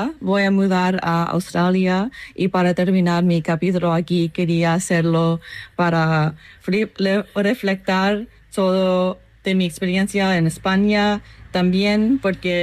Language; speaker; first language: Spanish; non-native, learner; English